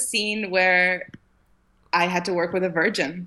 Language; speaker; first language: English; early bilingual, other home language; Arabic